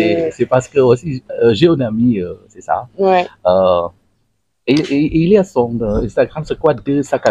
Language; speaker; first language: French; non-native, learner; Indonesian